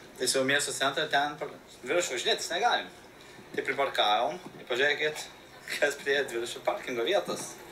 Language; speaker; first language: Lithuanian; native; Lithuanian